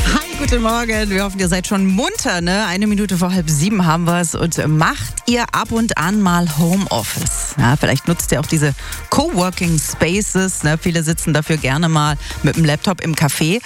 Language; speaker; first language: German; native; German